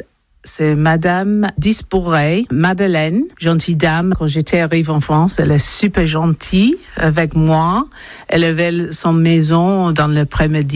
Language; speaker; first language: French; non-native, learner; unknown